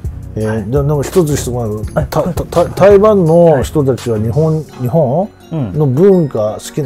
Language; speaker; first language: Japanese; native; Japanese